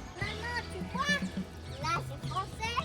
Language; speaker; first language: French; native; French